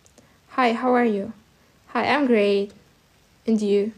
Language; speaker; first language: English; non-native, fluent; Russian